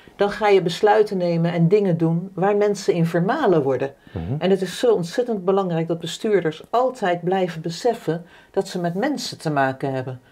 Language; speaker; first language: Dutch; native; Dutch